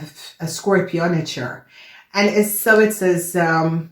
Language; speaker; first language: Dutch; non-native, fluent; English